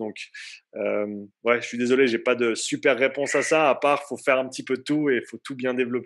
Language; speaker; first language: French; native; French